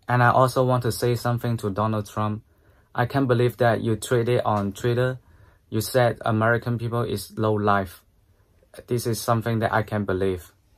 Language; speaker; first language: English; non-native, fluent; Chinese